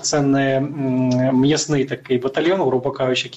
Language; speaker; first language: Ukrainian; native; Ukrainian